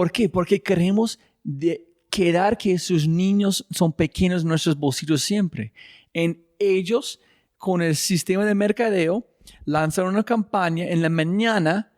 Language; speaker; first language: Spanish; non-native, fluent; English